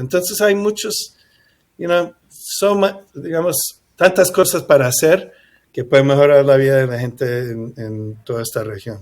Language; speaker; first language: Spanish; early bilingual, heritage; English